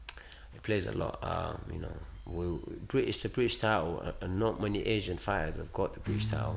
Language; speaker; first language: English; early bilingual, other home language; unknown